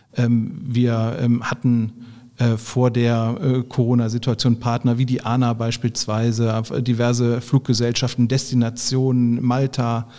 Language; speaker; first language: German; native; German